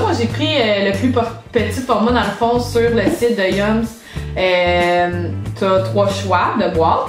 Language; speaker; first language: French; native; French